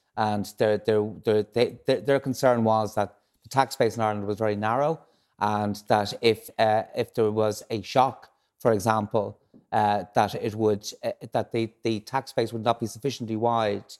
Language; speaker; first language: English; native; English